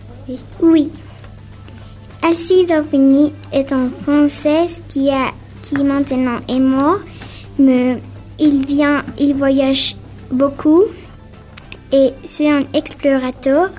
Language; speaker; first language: French; non-native, learner; Spanish